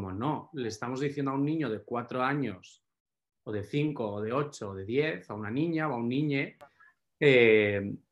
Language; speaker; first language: Spanish; native; Spanish